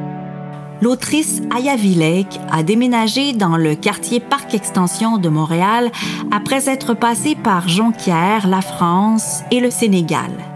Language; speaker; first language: French; native; French